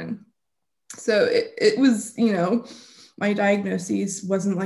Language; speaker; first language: English; native; English